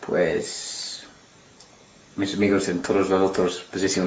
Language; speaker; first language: Spanish; non-native, learner; English